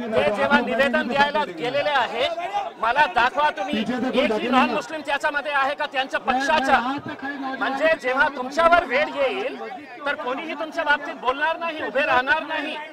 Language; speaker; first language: Marathi; non-native, local second language; Urdu